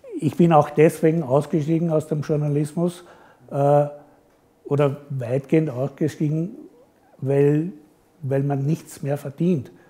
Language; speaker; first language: German; native; German